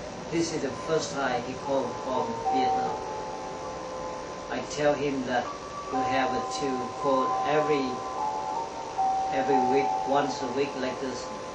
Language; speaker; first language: English; non-native, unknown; Vietnamese